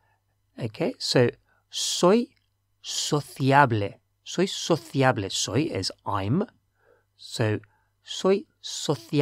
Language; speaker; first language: Spanish; non-native, fluent; English